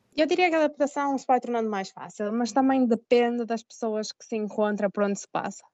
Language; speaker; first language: Portuguese; native; Portuguese